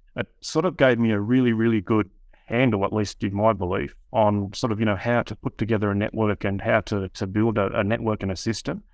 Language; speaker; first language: English; native; English